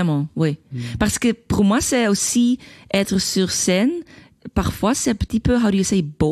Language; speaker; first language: French; non-native, learner; Dutch